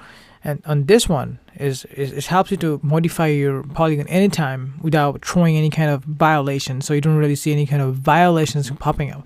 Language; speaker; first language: English; non-native, fluent; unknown